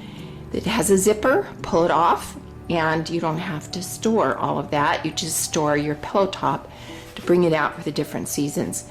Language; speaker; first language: English; native; English